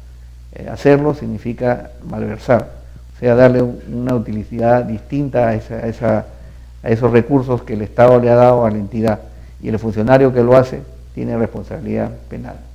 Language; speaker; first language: Spanish; native; Spanish